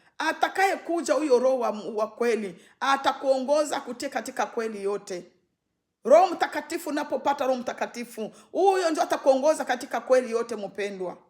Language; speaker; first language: Swahili; native; Swahili